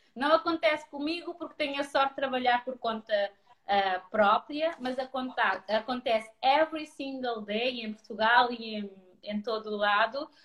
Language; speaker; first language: Portuguese; non-native, local second language; Kabuverdianu